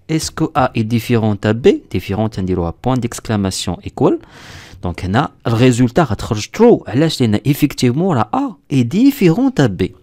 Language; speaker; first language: French; non-native, local second language; Arabic